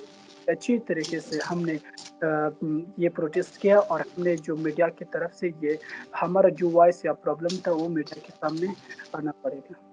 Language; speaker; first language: Hindi; non-native, learner; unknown